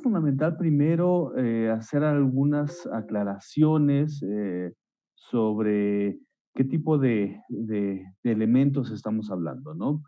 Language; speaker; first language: Spanish; native; Spanish